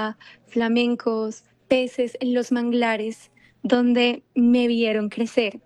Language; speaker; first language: Spanish; native; Spanish